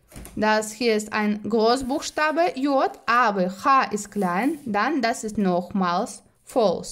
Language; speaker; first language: German; non-native, fluent; Russian